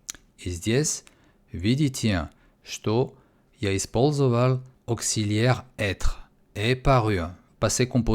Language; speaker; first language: Russian; non-native, fluent; French